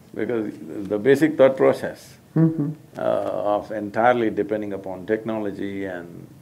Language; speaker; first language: English; non-native, local second language; Kannada